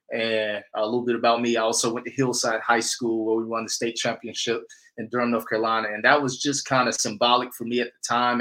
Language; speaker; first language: English; native; English